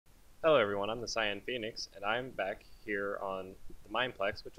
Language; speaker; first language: English; native; English